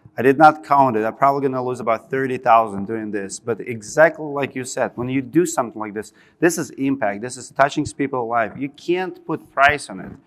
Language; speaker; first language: English; non-native, fluent; Russian